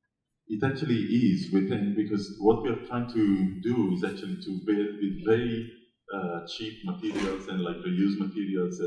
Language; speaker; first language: English; non-native, fluent; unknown